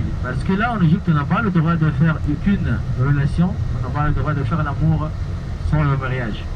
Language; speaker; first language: French; non-native, learner; Arabic